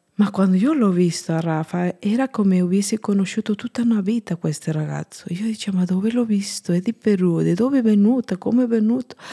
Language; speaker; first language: Italian; non-native, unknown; Spanish